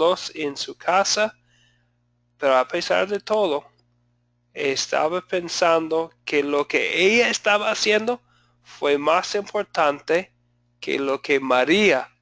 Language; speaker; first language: Spanish; non-native, fluent; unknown